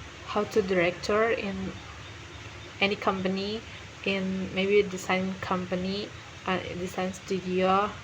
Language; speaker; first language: English; non-native, learner; Indonesian